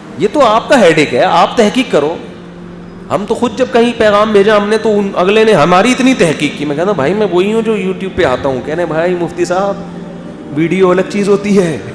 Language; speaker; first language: Urdu; native; Urdu